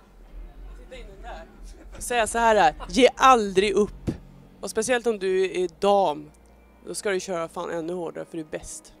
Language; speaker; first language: Swedish; native; Swedish